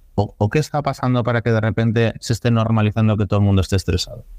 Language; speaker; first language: Spanish; native; Spanish